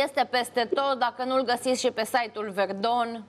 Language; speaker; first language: Romanian; native; Romanian